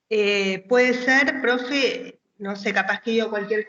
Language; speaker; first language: Spanish; native; Spanish